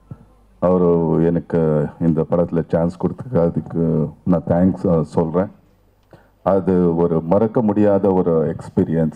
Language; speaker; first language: Tamil; non-native, fluent; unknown